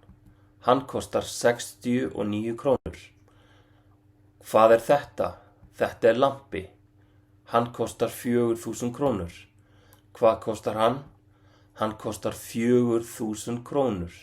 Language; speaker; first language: Icelandic; non-native, fluent; Arabic